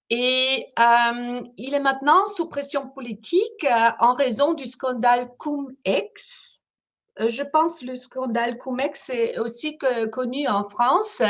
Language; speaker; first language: French; non-native, fluent; German